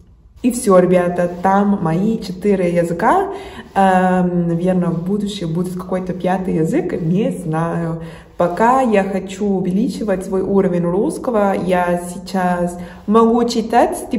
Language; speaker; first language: Russian; non-native, fluent; Spanish